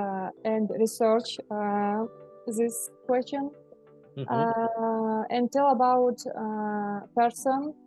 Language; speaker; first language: English; non-native, learner; Russian